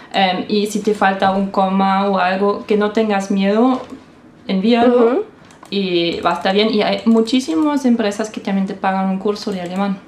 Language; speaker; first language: Spanish; non-native, fluent; German